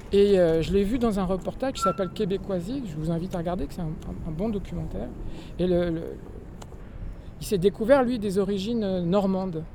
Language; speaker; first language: French; native; French